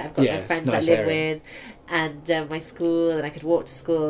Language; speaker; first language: English; native; English